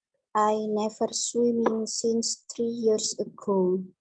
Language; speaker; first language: English; non-native, learner; Indonesian